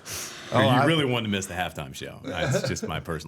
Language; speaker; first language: English; native; English